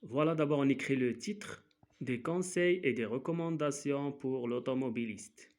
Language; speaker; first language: French; non-native, local second language; Arabic